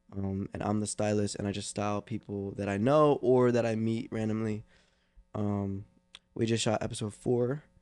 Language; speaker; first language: English; native; English